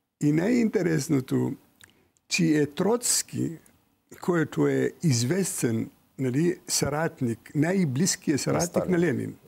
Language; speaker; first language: Bulgarian; non-native, fluent; Arabic